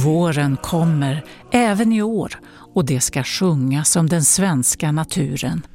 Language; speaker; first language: Swedish; native; Swedish